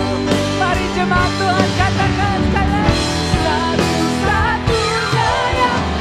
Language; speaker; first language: Indonesian; native; Indonesian